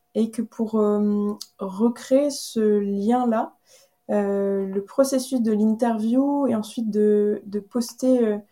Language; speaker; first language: French; native; French